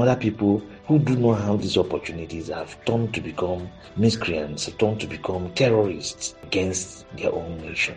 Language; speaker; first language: English; non-native, local second language; Igbo